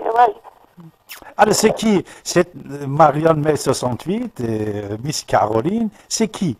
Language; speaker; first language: French; non-native, fluent; Persian